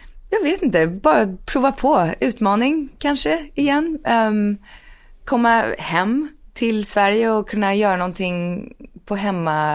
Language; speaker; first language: Swedish; early bilingual, heritage; Swedish